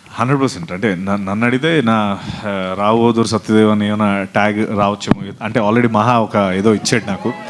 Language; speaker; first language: Telugu; native; Telugu